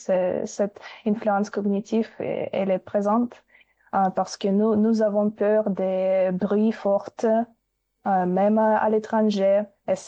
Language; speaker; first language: French; non-native, fluent; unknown